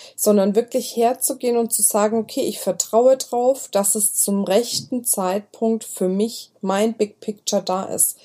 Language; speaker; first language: German; native; German